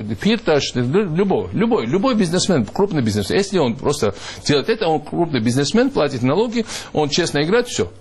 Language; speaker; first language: Russian; non-native, local second language; Georgian